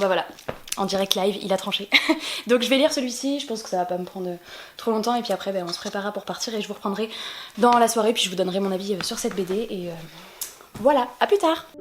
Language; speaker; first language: French; native; French